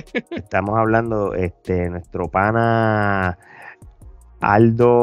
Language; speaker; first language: Spanish; native; Spanish